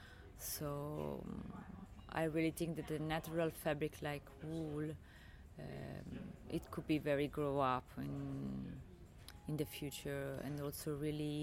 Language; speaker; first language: English; non-native, learner; Italian